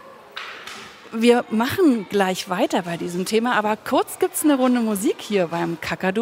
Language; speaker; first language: German; native; German